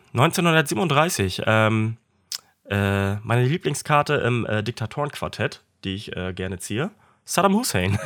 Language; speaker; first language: German; native; German